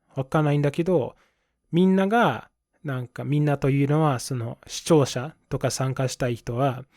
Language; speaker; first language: Japanese; non-native, fluent; English